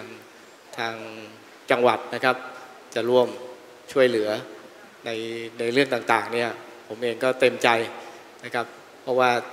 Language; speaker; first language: Thai; native; Thai